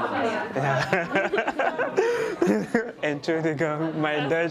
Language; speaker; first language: German; non-native, learner; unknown